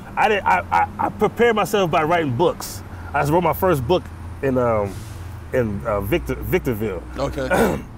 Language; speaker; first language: English; native; English